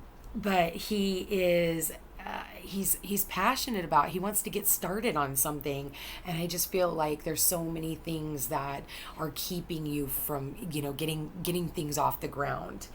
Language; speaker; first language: English; native; English